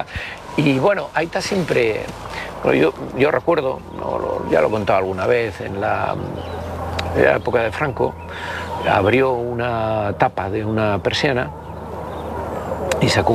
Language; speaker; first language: Spanish; native; Spanish